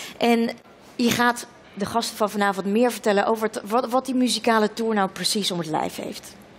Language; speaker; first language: Dutch; early bilingual, other home language; Russian